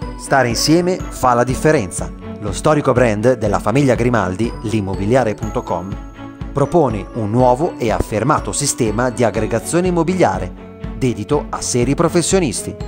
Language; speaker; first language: Italian; native; Italian